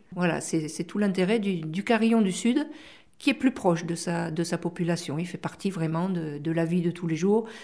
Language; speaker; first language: French; native; French